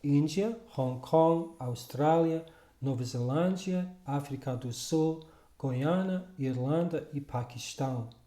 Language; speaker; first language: Portuguese; non-native, fluent; English